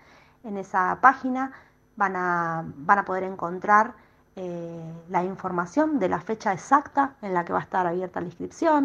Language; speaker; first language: Spanish; native; Spanish